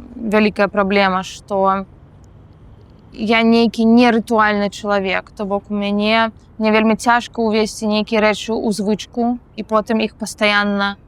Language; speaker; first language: Belarusian; native; Belarusian